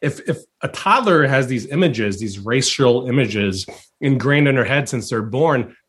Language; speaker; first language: English; early bilingual, other home language; Chinese